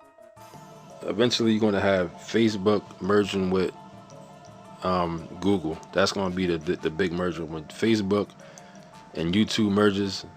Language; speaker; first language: English; native; English